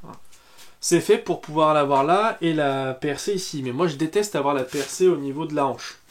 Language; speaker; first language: French; native; French